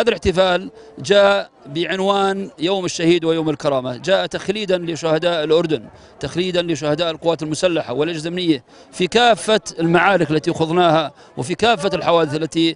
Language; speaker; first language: Arabic; native; Arabic